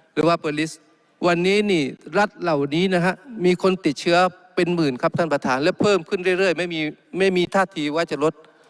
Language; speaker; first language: Thai; non-native, local second language; Malay